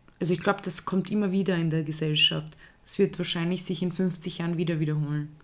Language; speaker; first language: German; early bilingual, other home language; Croatian